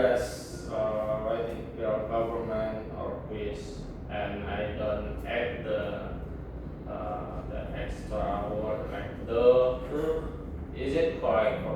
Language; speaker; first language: English; non-native, learner; Indonesian